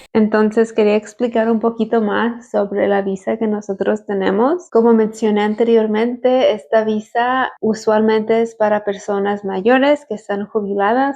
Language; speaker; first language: Spanish; early bilingual, heritage; Spanish